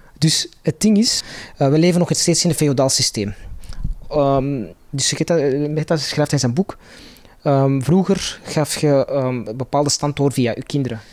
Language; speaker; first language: Dutch; non-native, local second language; Arabic